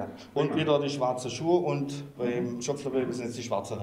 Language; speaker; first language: German; native; German